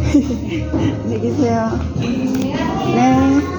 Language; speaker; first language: Korean; non-native, learner; Filipino